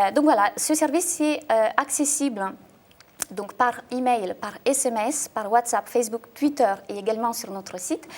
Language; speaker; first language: French; non-native, fluent; Russian